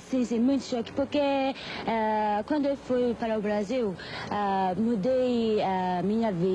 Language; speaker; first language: Portuguese; non-native, learner; Japanese